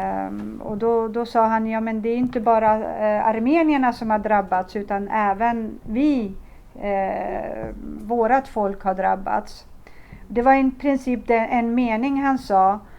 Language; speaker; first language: Swedish; early bilingual, other home language; Assyrian Neo-Aramaic